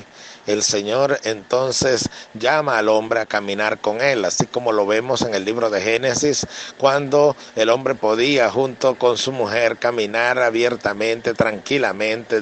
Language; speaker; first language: Spanish; native; Spanish